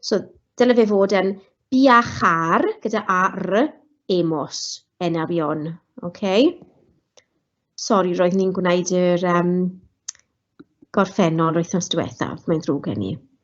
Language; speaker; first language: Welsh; non-native, local second language; English